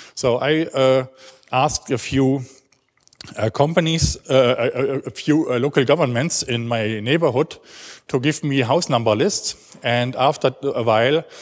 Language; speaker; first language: English; non-native, learner; German